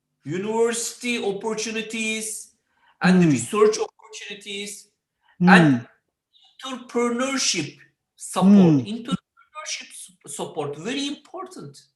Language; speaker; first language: English; non-native, learner; Turkish